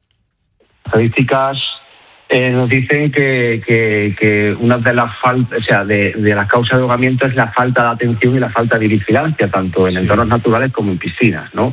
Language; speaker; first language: Spanish; native; Spanish